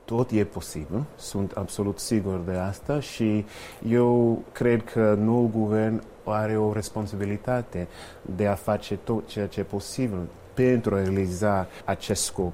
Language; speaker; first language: Romanian; non-native, fluent; English